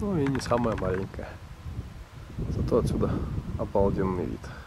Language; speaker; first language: Russian; native; Russian